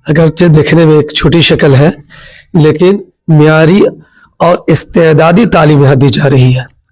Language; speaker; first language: Urdu; native; Urdu